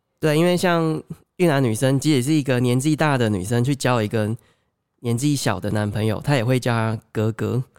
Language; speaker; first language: Chinese; native; Chinese